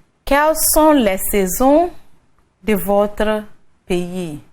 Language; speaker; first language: French; non-native, fluent; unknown